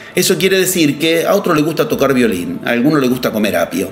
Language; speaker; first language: Spanish; native; Spanish